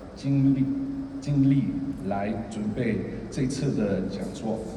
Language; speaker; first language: Chinese; early bilingual, heritage; Chinese